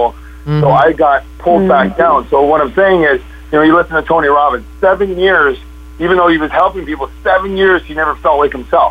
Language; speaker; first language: English; native; English